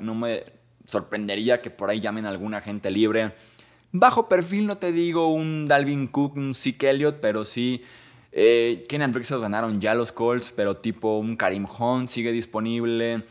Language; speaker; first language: Spanish; native; Spanish